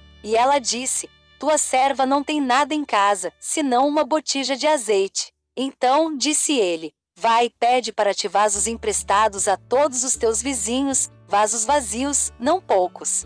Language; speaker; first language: Portuguese; native; Portuguese